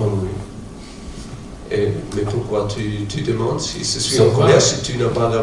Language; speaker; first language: French; non-native, fluent; German